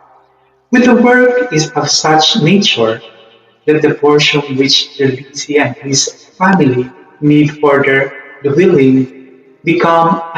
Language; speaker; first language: English; non-native, local second language; Filipino